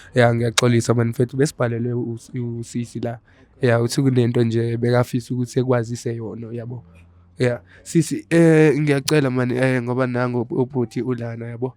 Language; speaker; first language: Zulu; non-native, local second language; Xhosa